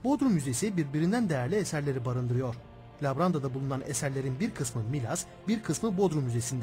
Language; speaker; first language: Turkish; native; Turkish